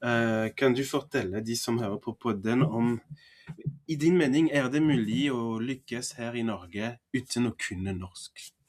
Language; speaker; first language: Norwegian; non-native, fluent; French